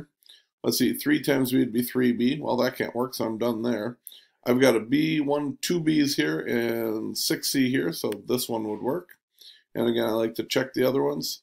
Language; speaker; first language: English; native; English